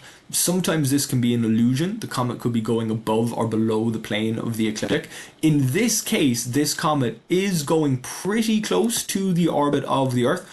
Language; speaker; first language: English; native; English